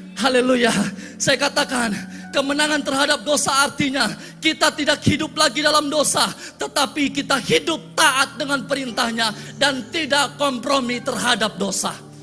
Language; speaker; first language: Indonesian; native; Indonesian